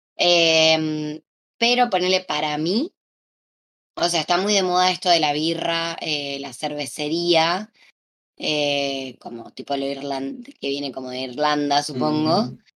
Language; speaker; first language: Spanish; native; Spanish